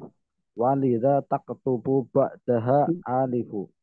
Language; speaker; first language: Arabic; non-native, learner; Indonesian